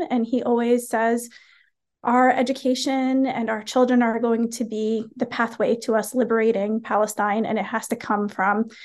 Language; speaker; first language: English; early bilingual, other home language; Arabic